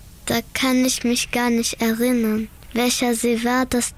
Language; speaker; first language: German; early bilingual, other home language; Persian